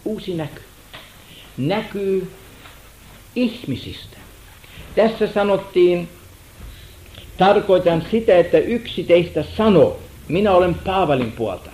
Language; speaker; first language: Finnish; non-native, fluent; German